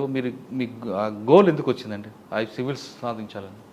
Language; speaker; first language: Telugu; native; Telugu